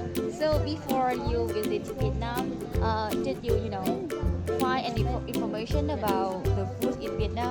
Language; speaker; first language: English; non-native, learner; Vietnamese